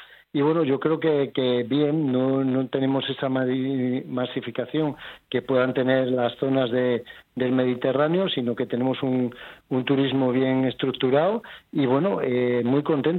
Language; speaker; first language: Spanish; native; Spanish